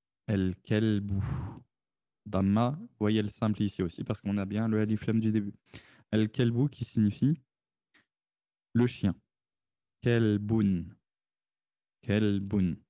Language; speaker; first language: French; native; French